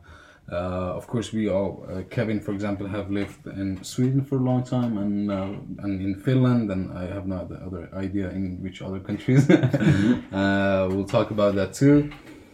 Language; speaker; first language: English; non-native, fluent; Persian